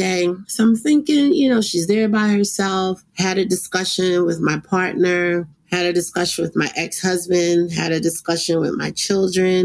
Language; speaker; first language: English; early bilingual, other home language; Krio